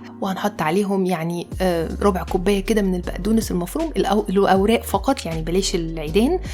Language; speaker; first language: Arabic; native; Arabic